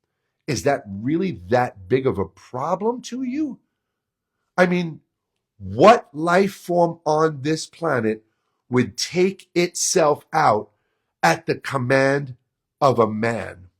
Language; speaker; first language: English; native; English